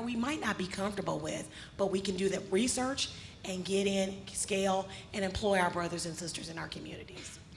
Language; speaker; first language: English; native; English